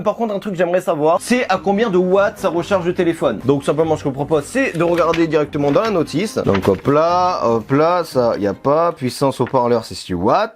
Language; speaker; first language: French; native; French